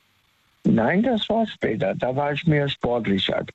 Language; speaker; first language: German; native; German